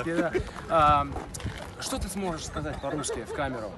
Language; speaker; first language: Russian; native; Russian